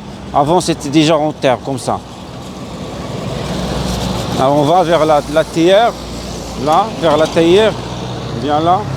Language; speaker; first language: French; non-native, local second language; Arabic